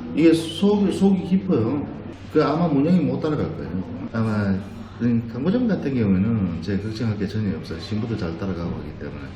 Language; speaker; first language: Korean; native; Korean